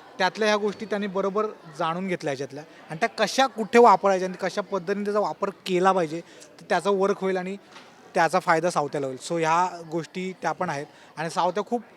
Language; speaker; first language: Marathi; native; Marathi